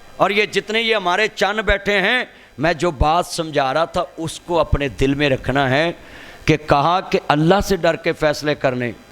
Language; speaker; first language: Urdu; non-native, local second language; Punjabi